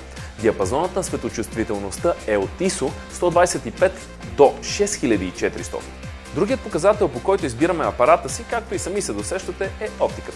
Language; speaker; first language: Bulgarian; native; Bulgarian